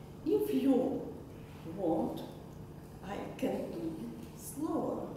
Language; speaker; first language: English; non-native, learner; Russian